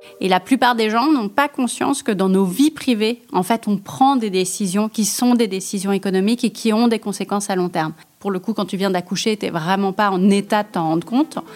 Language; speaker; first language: French; native; French